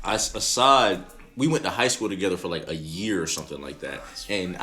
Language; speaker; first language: English; native; English